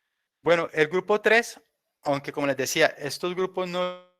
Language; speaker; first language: Spanish; native; Spanish